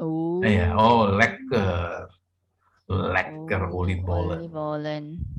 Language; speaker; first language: Dutch; non-native, learner; Indonesian